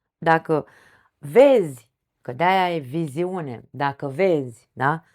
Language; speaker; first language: Romanian; native; Romanian